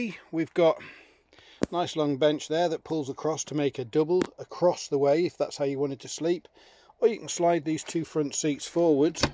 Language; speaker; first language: English; native; English